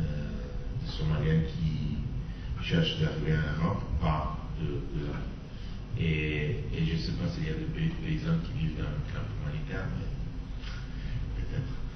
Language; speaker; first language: French; non-native, fluent; Italian